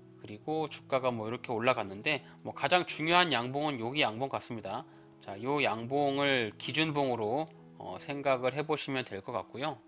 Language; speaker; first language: Korean; native; Korean